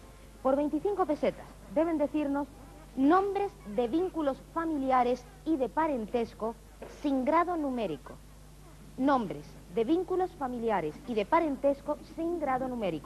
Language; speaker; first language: Spanish; native; Spanish